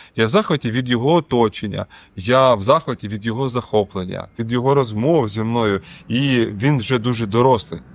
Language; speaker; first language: Ukrainian; non-native, local second language; Russian